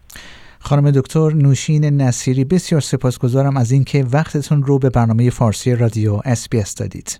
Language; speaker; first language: Persian; native; Persian